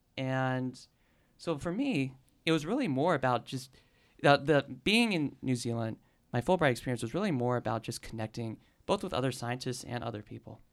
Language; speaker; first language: English; native; English